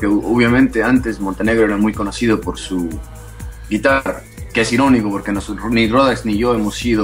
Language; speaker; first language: Spanish; early bilingual, other home language; English